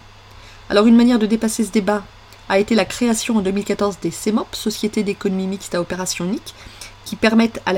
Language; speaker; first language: French; native; French